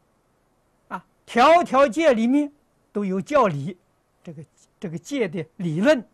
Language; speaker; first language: Chinese; native; Chinese